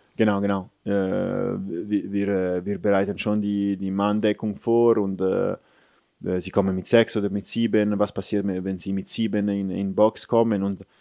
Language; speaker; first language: German; non-native, fluent; Italian